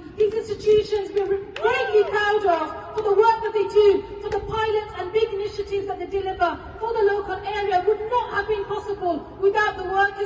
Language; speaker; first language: English; native; English